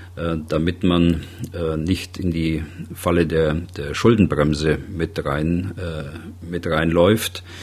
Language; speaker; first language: German; native; German